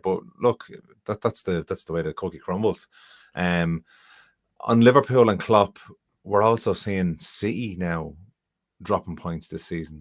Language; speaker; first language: English; native; English